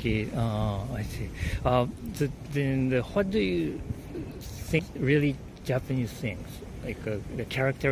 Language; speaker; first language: English; non-native, learner; Japanese